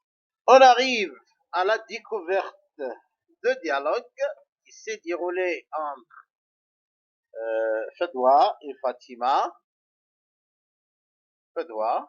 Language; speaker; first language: French; non-native, local second language; Arabic